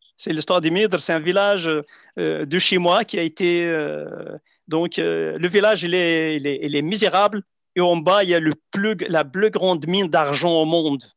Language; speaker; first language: French; non-native, local second language; Central Atlas Tamazight